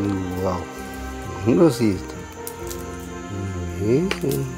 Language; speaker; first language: Spanish; non-native, local second language; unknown